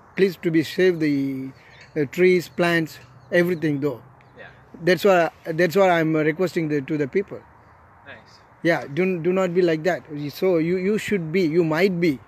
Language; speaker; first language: English; non-native, local second language; Tamil